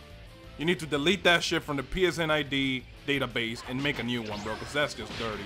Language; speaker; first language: English; native; English